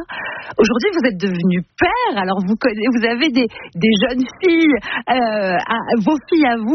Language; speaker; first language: French; native; French